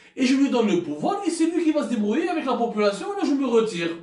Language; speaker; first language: French; non-native, local second language; Arabic